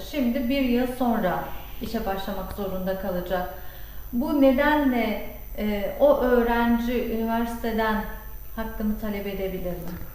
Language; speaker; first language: Turkish; native; Turkish